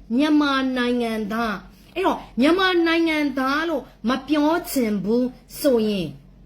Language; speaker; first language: Burmese; non-native, local second language; S'gaw Karen